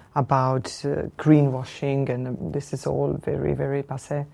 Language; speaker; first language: English; non-native, fluent; Slovenian